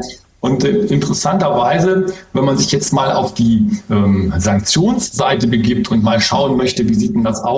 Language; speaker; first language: German; native; German